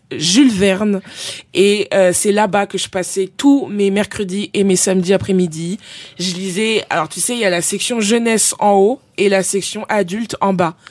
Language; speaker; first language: French; native; French